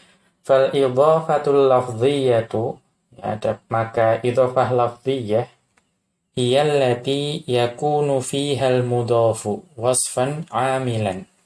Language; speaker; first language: Arabic; non-native, fluent; Indonesian